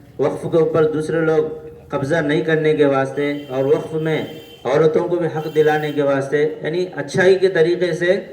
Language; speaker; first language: Urdu; native; Urdu